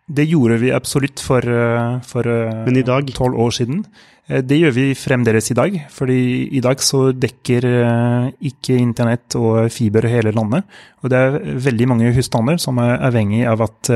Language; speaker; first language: Norwegian; non-native, fluent; French